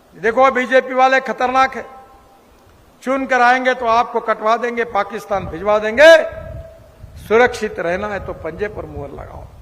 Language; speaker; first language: Hindi; non-native, local second language; Marathi